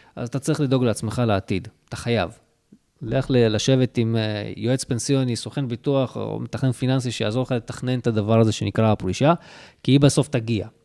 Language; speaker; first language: Hebrew; early bilingual, other home language; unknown